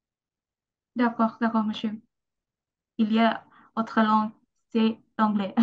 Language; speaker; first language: French; non-native, learner; Indonesian